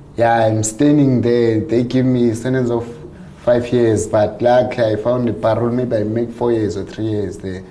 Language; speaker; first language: English; non-native, local second language; Xhosa